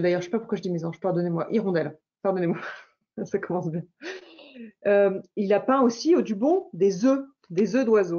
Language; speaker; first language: French; native; French